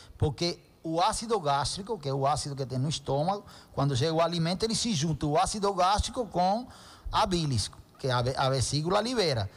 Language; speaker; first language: Portuguese; non-native, fluent; Spanish